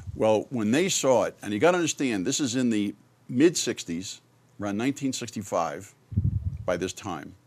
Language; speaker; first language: English; native; English